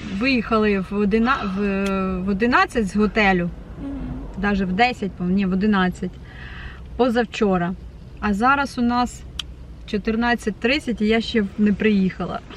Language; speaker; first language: Ukrainian; native; Ukrainian